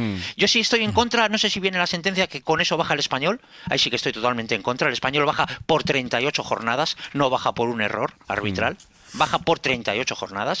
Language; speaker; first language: Spanish; native; Spanish